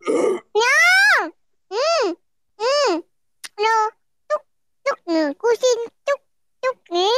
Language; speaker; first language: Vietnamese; non-native, learner; Indonesian